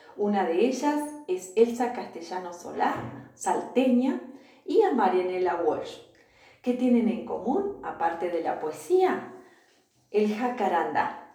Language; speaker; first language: Spanish; native; Spanish